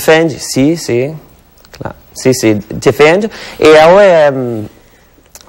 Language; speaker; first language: Portuguese; non-native, learner; Italian